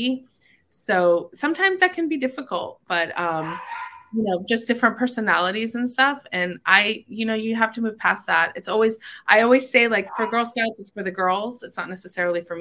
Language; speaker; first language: English; native; English